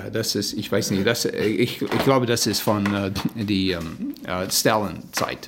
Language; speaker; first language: German; early bilingual, heritage; Plautdietsch